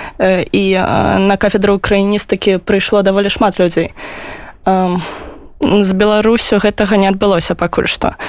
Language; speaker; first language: Belarusian; non-native, local second language; Russian